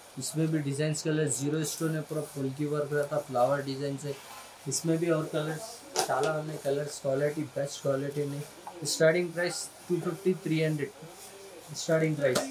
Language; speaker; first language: Hindi; non-native, local second language; Urdu